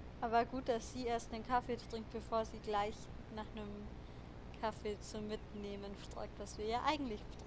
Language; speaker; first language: German; native; German